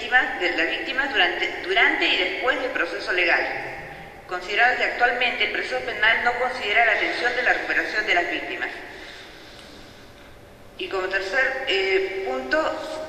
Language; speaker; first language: Spanish; native; Spanish